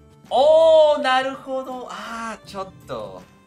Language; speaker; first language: Japanese; non-native, learner; Spanish